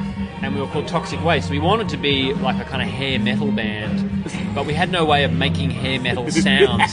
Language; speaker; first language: English; native; English